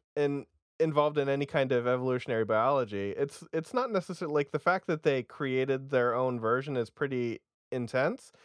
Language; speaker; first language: English; native; English